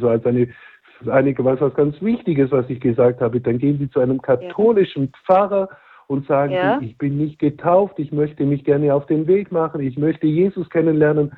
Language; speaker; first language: German; native; German